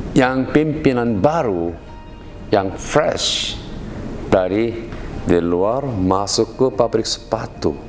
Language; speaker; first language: Indonesian; non-native, learner; Korean